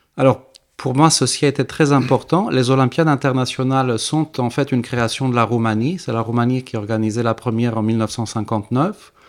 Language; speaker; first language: French; early bilingual, heritage; French